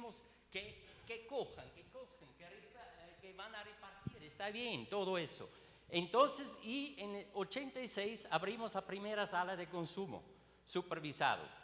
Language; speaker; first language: Spanish; non-native, learner; Swiss German